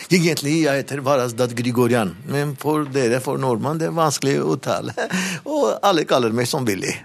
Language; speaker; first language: Norwegian; non-native, learner; Armenian